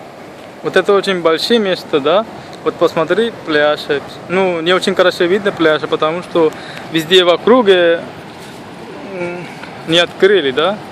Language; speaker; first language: Russian; non-native, learner; Sinhala